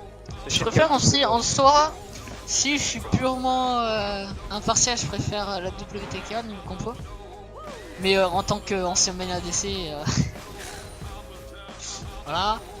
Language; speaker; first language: French; native; French